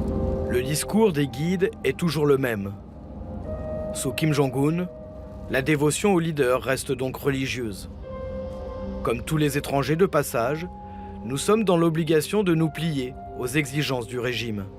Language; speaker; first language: French; native; French